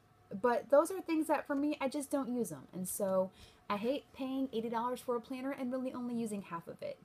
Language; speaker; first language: English; native; English